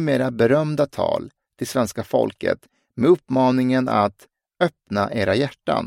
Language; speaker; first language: Swedish; early bilingual, other home language; Persian